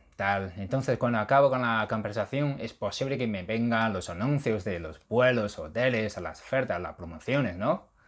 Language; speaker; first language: Spanish; non-native, fluent; Chinese